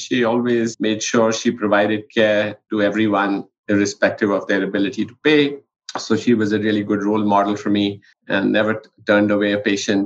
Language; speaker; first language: English; non-native, local second language; Punjabi